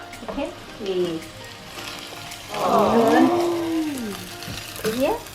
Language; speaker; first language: English; non-native, learner; Thai